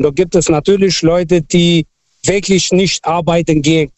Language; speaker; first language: German; non-native, fluent; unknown